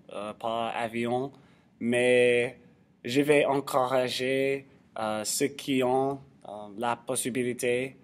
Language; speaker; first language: French; non-native, learner; English